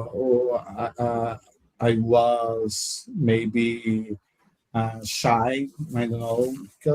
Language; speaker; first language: English; non-native, learner; Portuguese